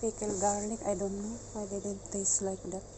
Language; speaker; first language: English; non-native, local second language; Filipino